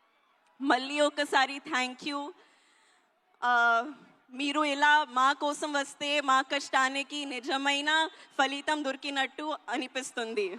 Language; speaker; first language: Telugu; non-native, local second language; Hindi